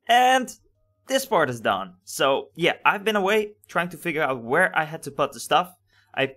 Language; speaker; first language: English; non-native, fluent; Dutch